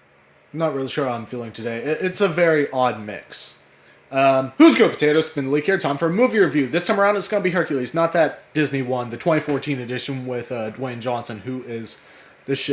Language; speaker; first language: English; native; English